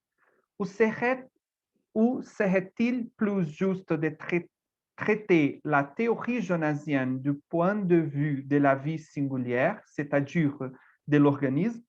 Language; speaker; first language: French; non-native, fluent; Portuguese